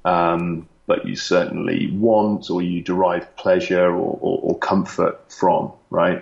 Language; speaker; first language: English; native; English